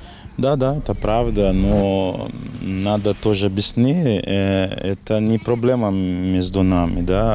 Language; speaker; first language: Russian; non-native, learner; Portuguese